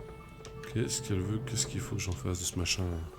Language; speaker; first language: French; native; French